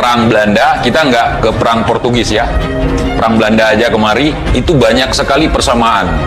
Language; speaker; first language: Indonesian; native; Indonesian